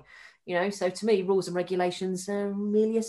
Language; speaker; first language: English; native; English